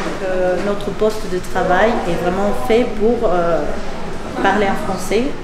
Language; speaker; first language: French; non-native, fluent; Spanish